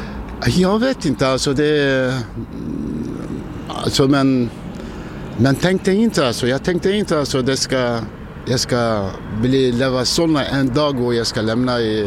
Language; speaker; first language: Swedish; non-native, learner; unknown